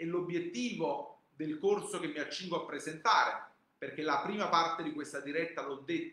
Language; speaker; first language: Italian; native; Italian